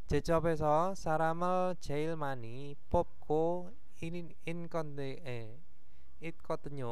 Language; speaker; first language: Korean; non-native, fluent; Indonesian